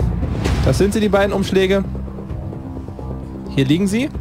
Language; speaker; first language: German; native; German